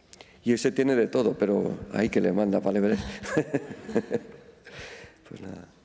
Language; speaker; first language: Spanish; native; Spanish